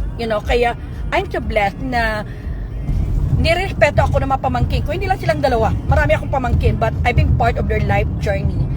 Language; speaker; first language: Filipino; non-native, local second language; Hiligaynon